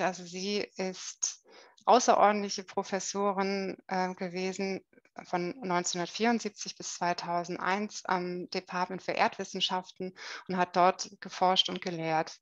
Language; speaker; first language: German; native; German